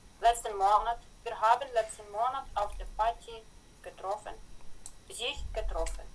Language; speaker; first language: German; non-native, learner; Ukrainian